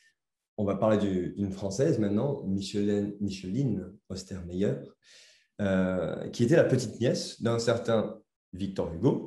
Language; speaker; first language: French; native; French